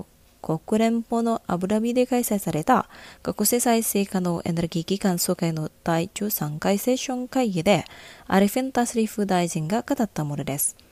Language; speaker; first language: Japanese; non-native, fluent; Indonesian